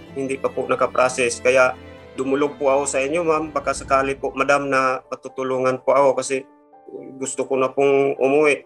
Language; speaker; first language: Filipino; non-native, local second language; Cebuano